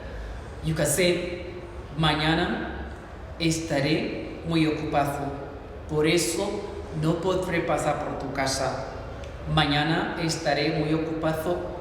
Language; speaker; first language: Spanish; non-native, learner; English